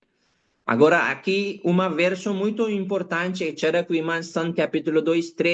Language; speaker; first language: Portuguese; non-native, learner; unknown